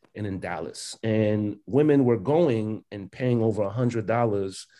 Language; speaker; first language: English; early bilingual, other home language; Haitian Creole